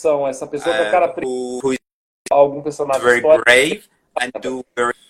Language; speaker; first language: English; non-native, fluent; Persian